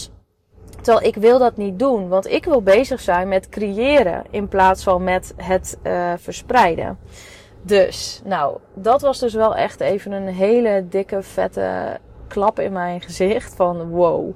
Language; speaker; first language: Dutch; native; Dutch